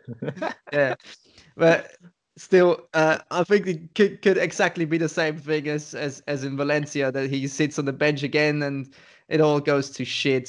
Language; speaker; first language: English; non-native, fluent; German